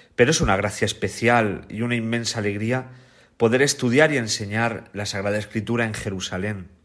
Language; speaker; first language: Spanish; native; Spanish